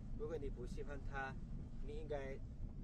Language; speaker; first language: Chinese; non-native, learner; English